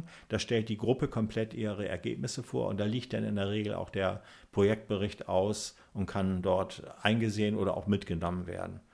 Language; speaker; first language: German; native; German